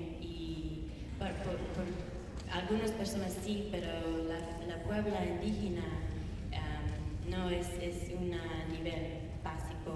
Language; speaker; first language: Spanish; non-native, learner; English